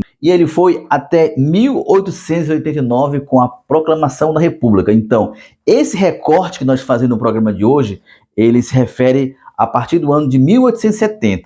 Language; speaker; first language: Portuguese; native; Portuguese